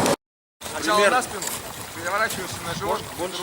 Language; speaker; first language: Russian; native; Russian